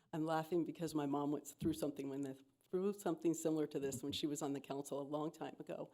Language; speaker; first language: English; native; English